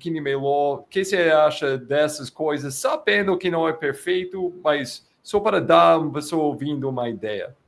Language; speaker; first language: Portuguese; non-native, fluent; English